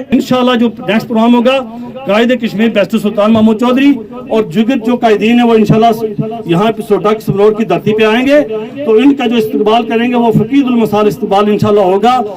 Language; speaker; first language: Urdu; non-native, local second language; Pahari-Potwari